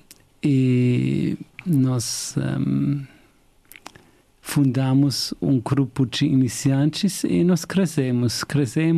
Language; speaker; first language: Portuguese; non-native, fluent; German